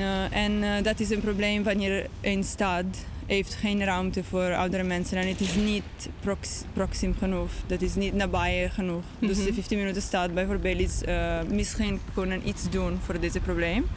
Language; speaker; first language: Dutch; non-native, learner; English